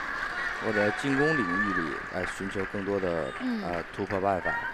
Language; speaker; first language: Chinese; native; Chinese